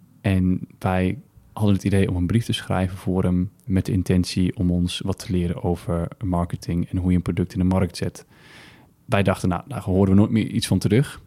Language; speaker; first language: Dutch; early bilingual, other home language; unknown